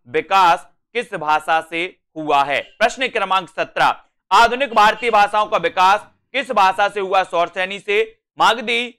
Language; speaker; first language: Hindi; native; Hindi